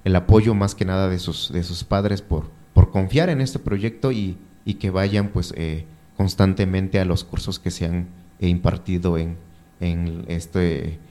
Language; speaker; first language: Spanish; non-native, local second language; Mixtepec Mixtec